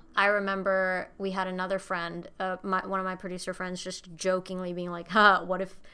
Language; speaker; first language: English; non-native, fluent; Indonesian